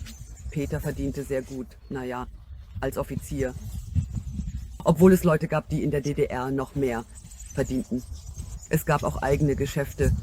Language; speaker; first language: German; non-native, fluent; Russian